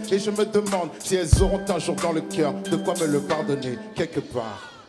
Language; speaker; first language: French; native; French